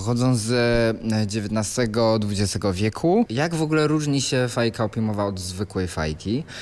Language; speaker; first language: Polish; non-native, fluent; Chinese